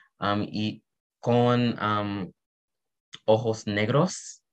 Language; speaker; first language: Spanish; non-native, learner; English